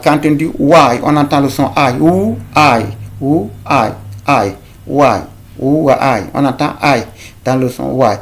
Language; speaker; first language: French; non-native, local second language; Fula